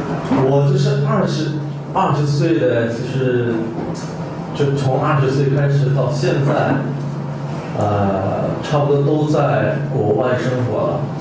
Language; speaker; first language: Chinese; non-native, fluent; Korean